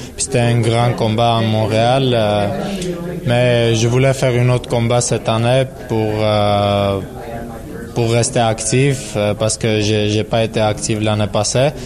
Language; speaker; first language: French; non-native, learner; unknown